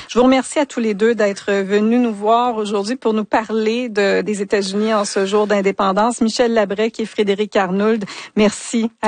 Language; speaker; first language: French; native; French